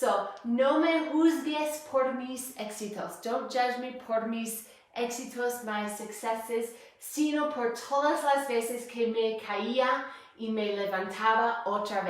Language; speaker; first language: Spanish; non-native, fluent; English